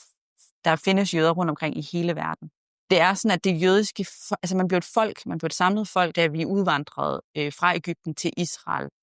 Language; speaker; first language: Danish; native; Danish